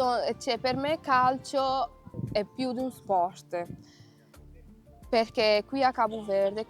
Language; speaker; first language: Italian; non-native, fluent; Kabuverdianu